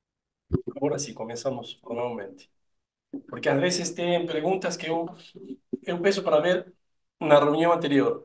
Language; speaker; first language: Portuguese; non-native, fluent; Spanish